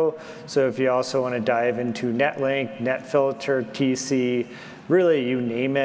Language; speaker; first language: English; native; English